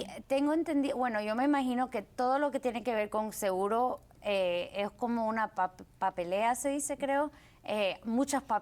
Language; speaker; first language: Spanish; early bilingual, heritage; Spanish